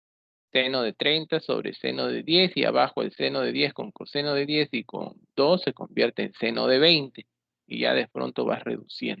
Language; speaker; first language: Spanish; native; Spanish